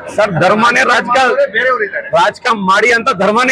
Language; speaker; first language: Kannada; non-native, local second language; Urdu